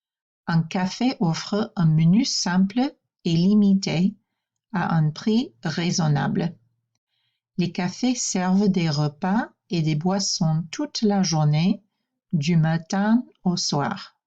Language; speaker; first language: French; non-native, fluent; English